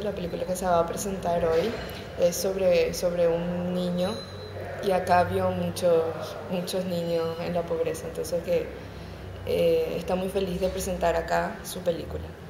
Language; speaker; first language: Spanish; native; Spanish